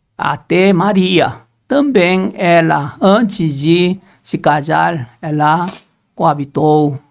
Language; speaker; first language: Portuguese; non-native, learner; Korean